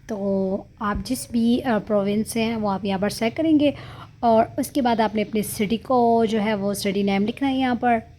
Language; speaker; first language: Urdu; native; Urdu